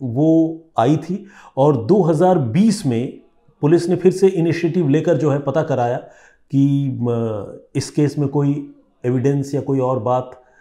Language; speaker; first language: Hindi; non-native, local second language; Bangla